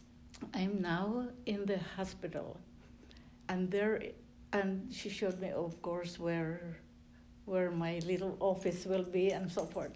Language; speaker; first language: English; non-native, local second language; Filipino